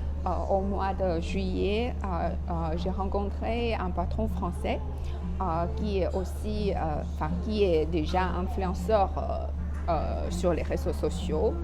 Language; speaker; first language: French; non-native, fluent; Chinese